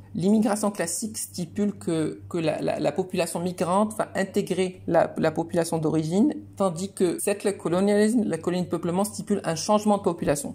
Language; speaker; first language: French; non-native, local second language; Arabic